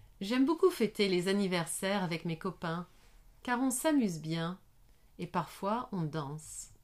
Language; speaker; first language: French; non-native, learner; English